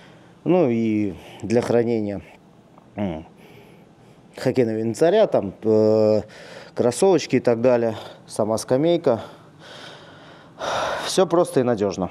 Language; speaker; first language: Russian; native; Russian